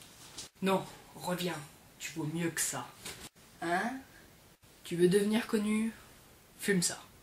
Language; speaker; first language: French; native; French